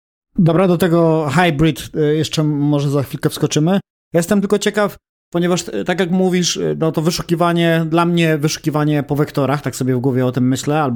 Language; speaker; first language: Polish; native; Polish